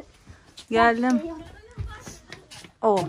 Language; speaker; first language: Turkish; non-native, fluent; Russian